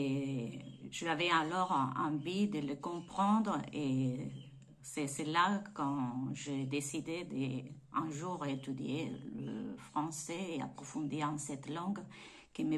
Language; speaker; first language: French; non-native, fluent; Spanish